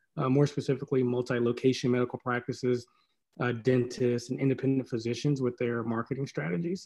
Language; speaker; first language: English; native; English